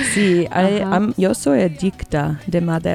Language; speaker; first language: Spanish; non-native, learner; English